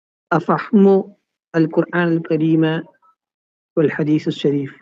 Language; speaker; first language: Arabic; non-native, learner; Tamil